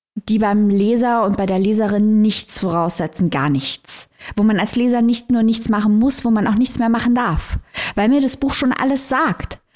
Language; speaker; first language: German; native; German